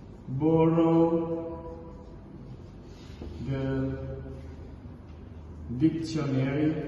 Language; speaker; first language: English; non-native, learner; Indonesian